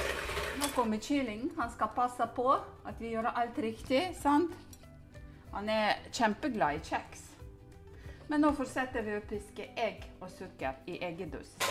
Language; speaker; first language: Norwegian; non-native, learner; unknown